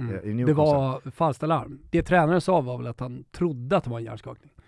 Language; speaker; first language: Swedish; native; Swedish